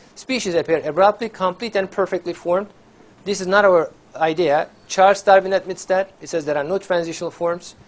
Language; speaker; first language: English; non-native, fluent; Turkish